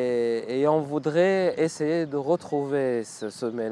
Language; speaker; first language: French; non-native, local second language; Arabic